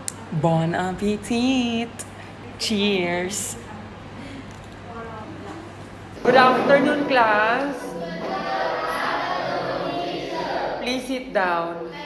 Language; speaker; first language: English; non-native, local second language; Filipino